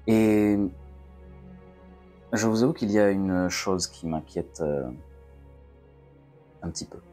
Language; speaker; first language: French; native; French